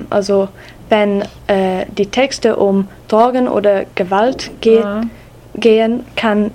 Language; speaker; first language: German; non-native, learner; English